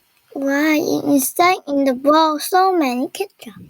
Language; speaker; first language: English; non-native, learner; Korean